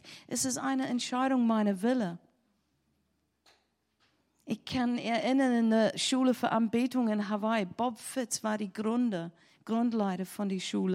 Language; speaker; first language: German; non-native, learner; English